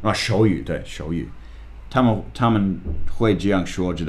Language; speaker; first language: Chinese; non-native, fluent; English